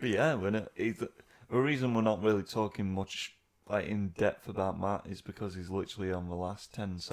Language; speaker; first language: English; native; English